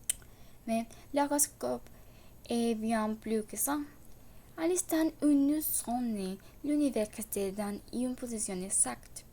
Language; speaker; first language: French; non-native, learner; Spanish